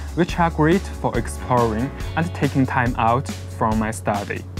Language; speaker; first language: English; non-native, fluent; Chinese